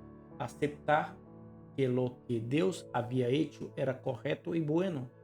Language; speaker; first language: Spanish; non-native, learner; Portuguese